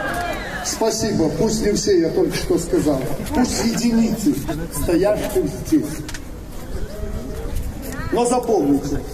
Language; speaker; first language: Russian; native; Russian